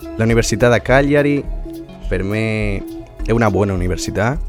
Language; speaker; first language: Italian; non-native, learner; Spanish